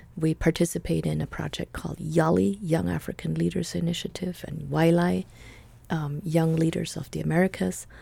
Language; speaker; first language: English; non-native, fluent; Spanish